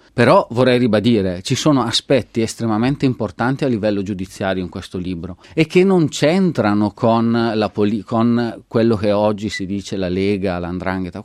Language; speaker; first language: Italian; native; Italian